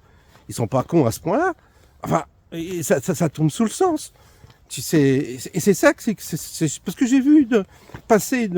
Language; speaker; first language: French; native; French